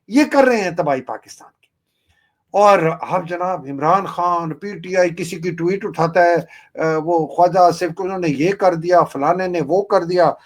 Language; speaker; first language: Urdu; native; Urdu